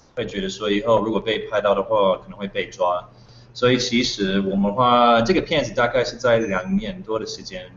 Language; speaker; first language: Chinese; non-native, fluent; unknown